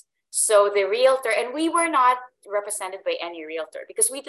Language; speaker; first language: English; non-native, local second language; Filipino